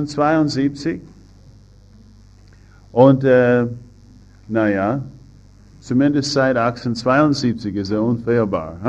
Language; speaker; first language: German; non-native, fluent; English